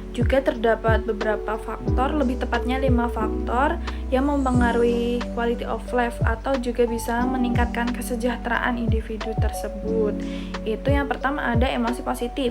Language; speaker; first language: Indonesian; native; Indonesian